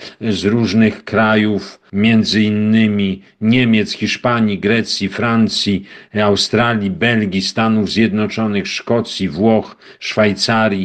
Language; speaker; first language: Polish; native; Polish